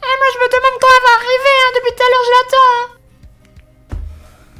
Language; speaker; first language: French; native; French